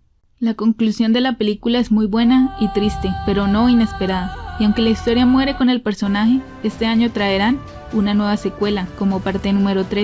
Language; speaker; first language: Spanish; native; Spanish